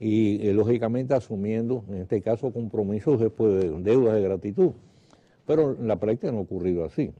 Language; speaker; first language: Spanish; native; Spanish